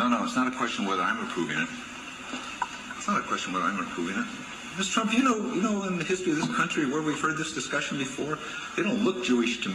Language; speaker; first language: English; native; English